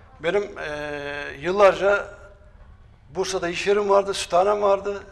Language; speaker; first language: Turkish; native; Turkish